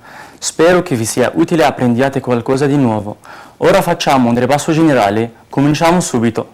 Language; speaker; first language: Italian; non-native, fluent; Arabic